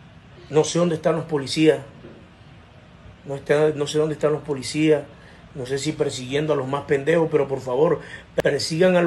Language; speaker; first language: Spanish; native; Spanish